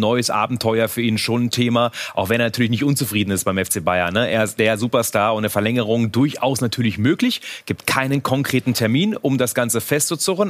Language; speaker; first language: German; native; German